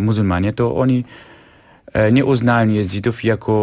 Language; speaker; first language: Polish; non-native, fluent; Kurdish